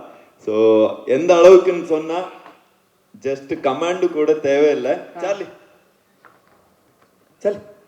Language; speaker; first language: Tamil; non-native, learner; Kannada